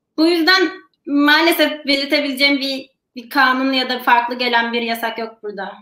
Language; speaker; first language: Turkish; native; Turkish